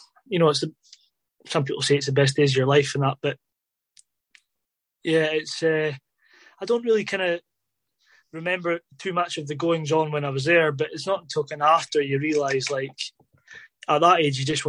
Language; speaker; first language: English; native; English